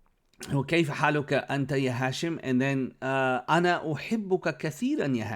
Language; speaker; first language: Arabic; non-native, fluent; English